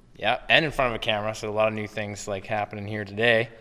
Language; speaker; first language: English; native; English